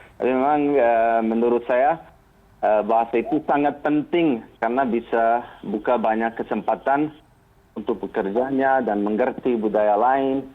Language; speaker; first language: Indonesian; non-native, fluent; Bosnian